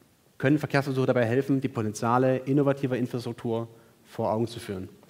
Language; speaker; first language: German; native; German